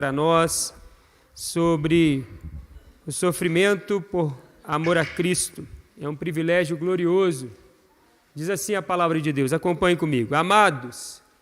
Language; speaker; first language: Portuguese; native; Portuguese